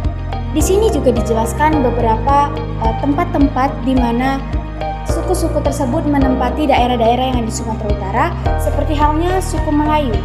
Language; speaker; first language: Indonesian; native; Indonesian